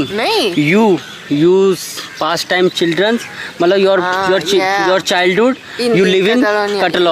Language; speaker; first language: English; non-native, learner; Hindi